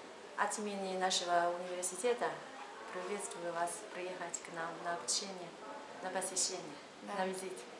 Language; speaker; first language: Russian; non-native, learner; Chinese